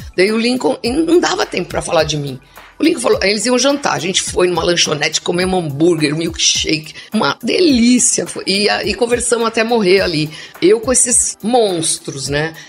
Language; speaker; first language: Portuguese; non-native, local second language; English